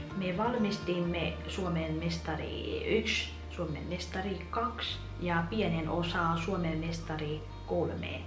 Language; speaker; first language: Finnish; non-native, fluent; Vietnamese